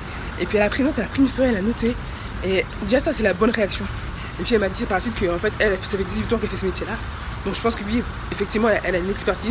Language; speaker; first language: French; native; French